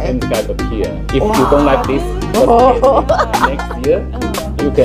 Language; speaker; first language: English; non-native, learner; Chinese